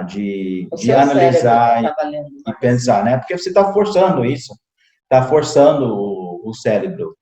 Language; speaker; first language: Portuguese; non-native, fluent; English